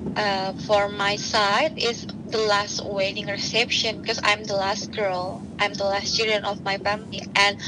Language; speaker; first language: English; non-native, learner; Indonesian